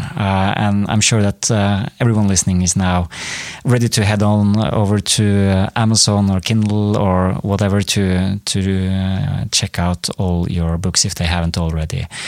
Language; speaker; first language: English; non-native, fluent; Norwegian